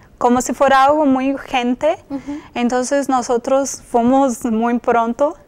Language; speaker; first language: Spanish; non-native, fluent; Portuguese